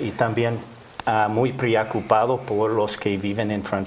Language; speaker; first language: Spanish; non-native, fluent; English